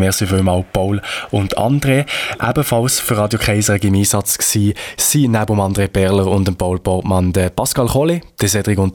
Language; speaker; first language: German; native; German